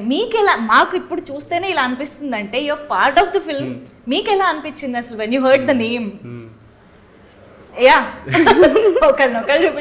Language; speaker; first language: Telugu; native; Telugu